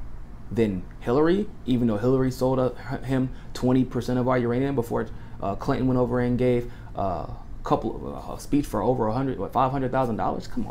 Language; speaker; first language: English; native; English